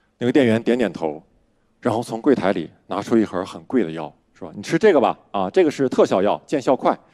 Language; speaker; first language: Chinese; native; Chinese